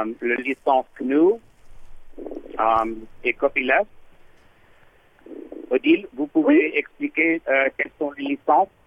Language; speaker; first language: French; non-native, learner; English